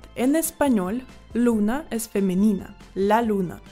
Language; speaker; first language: Spanish; non-native, fluent; Ukrainian